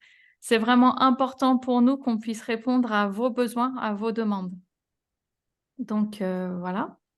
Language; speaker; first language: French; native; French